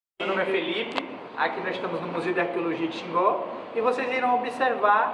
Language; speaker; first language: Portuguese; native; Portuguese